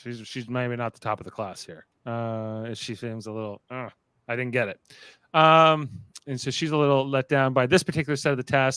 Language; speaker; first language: English; native; English